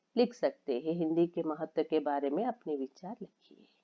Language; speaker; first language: Hindi; non-native, local second language; Telugu